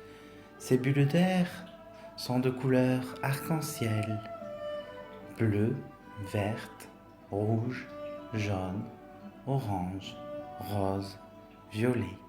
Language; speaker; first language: French; native; French